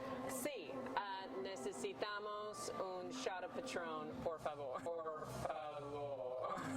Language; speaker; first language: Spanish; non-native, learner; English